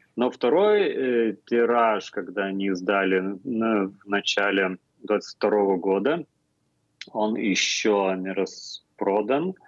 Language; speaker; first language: Russian; non-native, fluent; Lithuanian